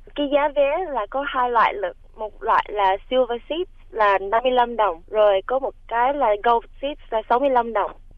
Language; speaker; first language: Vietnamese; early bilingual, heritage; Vietnamese